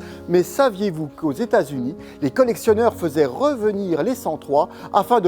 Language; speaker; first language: French; native; French